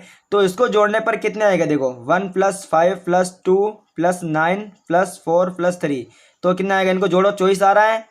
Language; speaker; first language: Hindi; native; Hindi